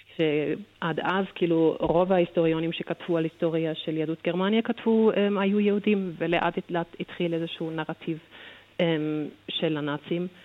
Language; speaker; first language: Hebrew; non-native, fluent; German